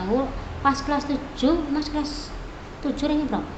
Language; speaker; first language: Indonesian; native; Indonesian